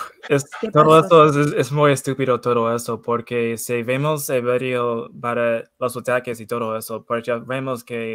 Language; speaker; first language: Spanish; non-native, learner; English